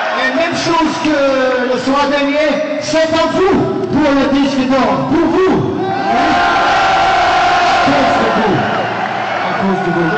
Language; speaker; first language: French; non-native, learner; English